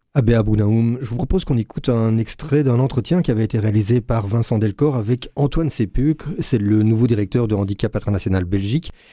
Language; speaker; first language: French; native; French